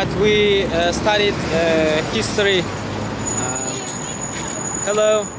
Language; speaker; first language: English; non-native, learner; Kazakh